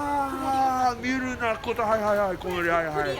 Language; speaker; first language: Japanese; non-native, learner; English